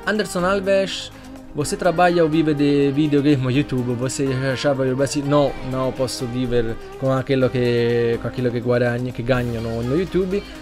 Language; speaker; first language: Portuguese; non-native, learner; Italian